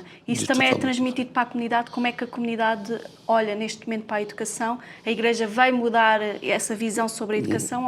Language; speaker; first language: Portuguese; native; Portuguese